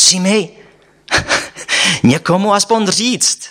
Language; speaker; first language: Czech; non-native, fluent; English